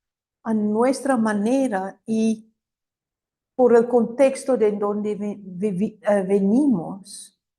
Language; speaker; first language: Spanish; non-native, fluent; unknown